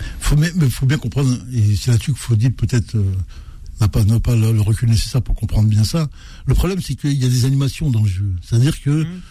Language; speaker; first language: French; native; French